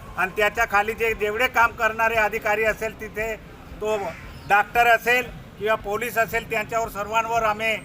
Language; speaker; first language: Marathi; non-native, local second language; Bhili